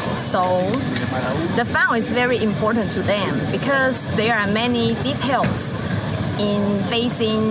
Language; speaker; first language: English; non-native, learner; Chinese